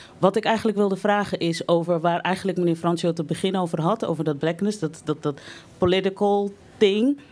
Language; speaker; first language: Dutch; early bilingual, other home language; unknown